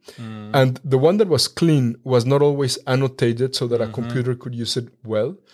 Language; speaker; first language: English; non-native, fluent; Spanish